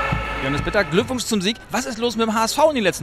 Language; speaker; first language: German; native; German